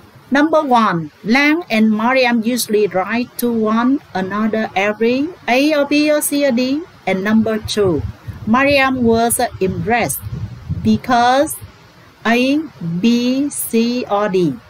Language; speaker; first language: English; non-native, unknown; Vietnamese